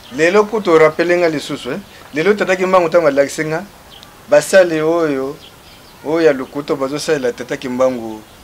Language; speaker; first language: Lingala; non-native, local second language; Kongo